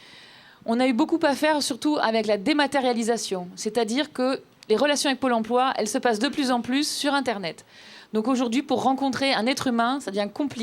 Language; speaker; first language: French; native; French